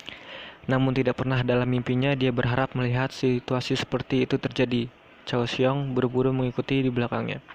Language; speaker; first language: Indonesian; native; Indonesian